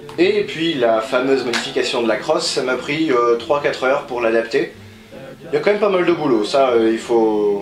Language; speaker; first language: French; native; French